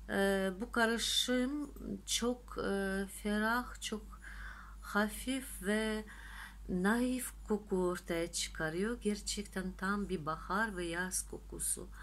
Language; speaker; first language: Turkish; non-native, fluent; Russian